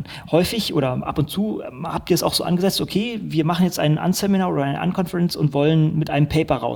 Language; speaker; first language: German; native; German